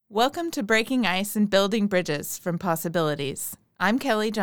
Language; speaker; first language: English; native; English